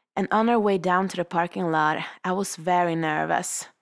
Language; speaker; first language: English; non-native, fluent; Swedish